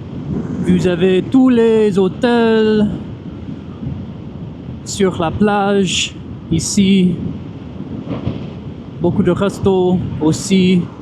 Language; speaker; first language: French; non-native, fluent; English